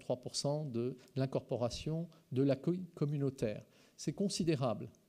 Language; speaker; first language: French; native; French